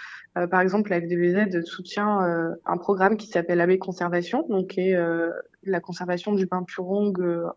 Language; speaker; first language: French; native; French